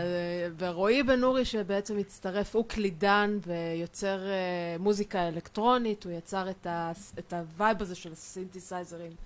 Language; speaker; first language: Hebrew; native; Hebrew